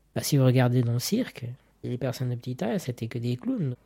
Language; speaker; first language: French; native; French